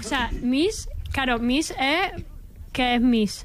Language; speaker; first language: Spanish; native; Spanish